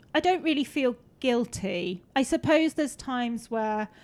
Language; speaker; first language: English; native; English